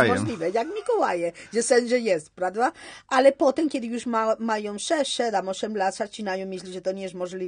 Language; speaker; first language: Polish; non-native, learner; Spanish